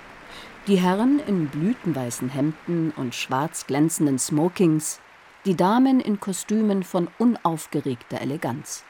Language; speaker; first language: German; native; German